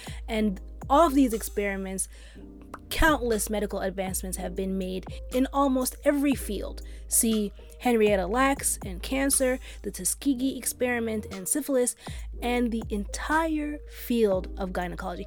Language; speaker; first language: English; early bilingual, other home language; Arabic